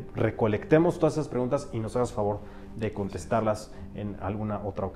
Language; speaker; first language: Spanish; native; Spanish